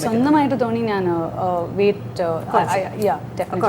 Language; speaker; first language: Malayalam; non-native, learner; Kannada